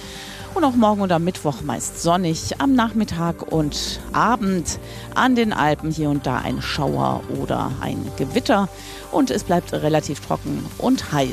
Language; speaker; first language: German; native; German